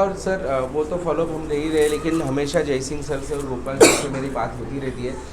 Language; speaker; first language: Hindi; non-native, local second language; Marathi